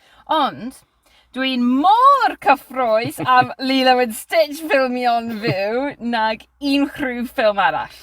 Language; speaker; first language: Welsh; non-native, learner; English